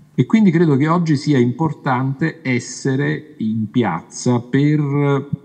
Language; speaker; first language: Italian; native; Italian